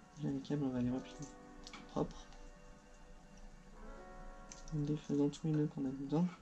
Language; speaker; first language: French; native; French